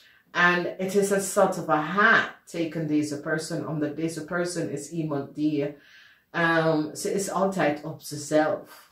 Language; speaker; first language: Dutch; non-native, fluent; English